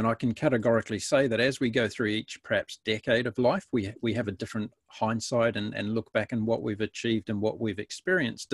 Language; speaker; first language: English; native; English